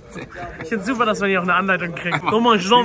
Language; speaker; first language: German; native; German